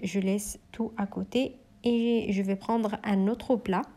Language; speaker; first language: French; non-native, local second language; Arabic